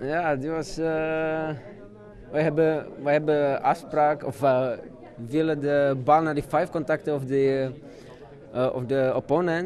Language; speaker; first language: Dutch; non-native, learner; Czech